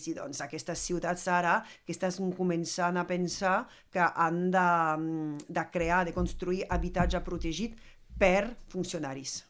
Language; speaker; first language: Catalan; non-native, fluent; French